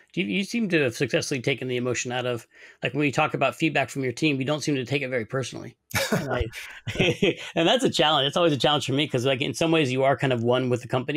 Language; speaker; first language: English; native; English